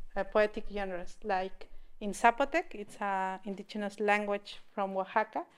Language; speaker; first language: English; non-native, learner; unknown